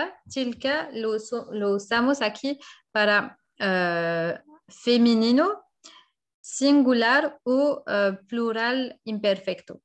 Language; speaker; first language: Spanish; non-native, fluent; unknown